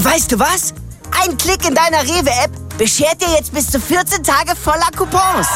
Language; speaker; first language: German; native; German